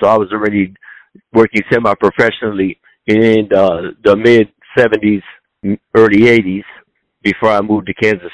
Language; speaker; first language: English; native; English